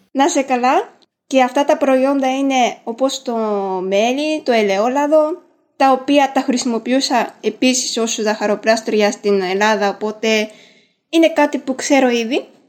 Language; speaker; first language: Greek; non-native, fluent; Japanese